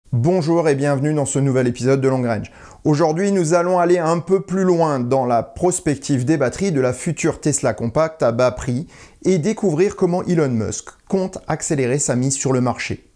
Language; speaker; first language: French; native; French